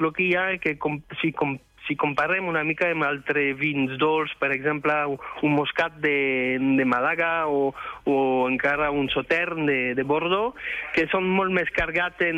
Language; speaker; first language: Catalan; non-native, fluent; French